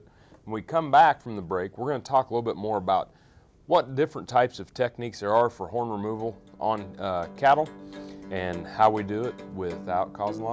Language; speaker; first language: English; native; English